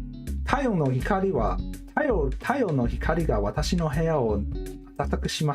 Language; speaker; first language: Japanese; non-native, learner; English